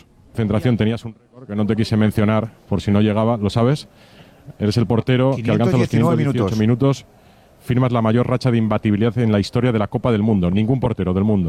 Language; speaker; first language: Spanish; native; Spanish